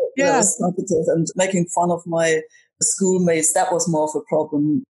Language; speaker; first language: English; non-native, fluent; German